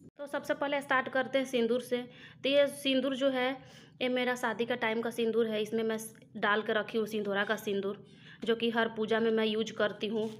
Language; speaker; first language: Hindi; native; Hindi